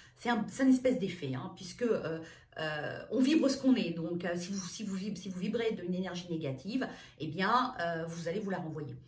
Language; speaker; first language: French; native; French